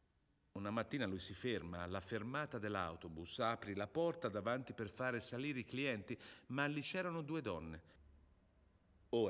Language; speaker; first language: Italian; non-native, fluent; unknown